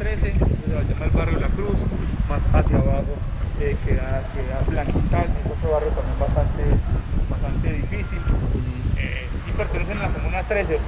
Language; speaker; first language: Spanish; native; Spanish